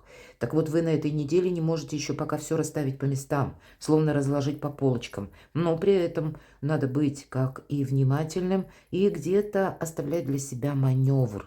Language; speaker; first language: Russian; native; Russian